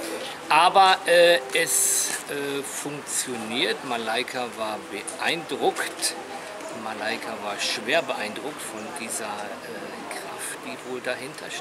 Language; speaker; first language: German; native; German